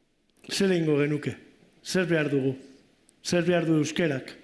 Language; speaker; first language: Basque; native; Basque